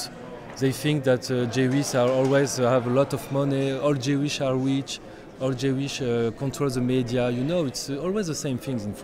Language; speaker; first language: English; non-native, learner; French